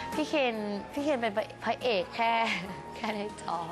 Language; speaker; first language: Thai; native; Thai